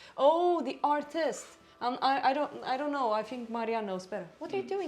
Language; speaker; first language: English; non-native, fluent; Romanian